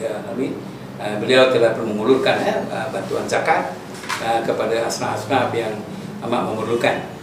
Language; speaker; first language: Malay; native; Malay